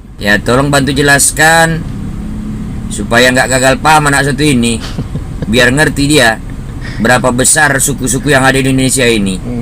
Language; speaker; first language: Indonesian; native; Indonesian